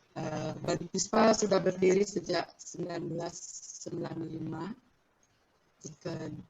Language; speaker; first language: Indonesian; non-native, local second language; Balinese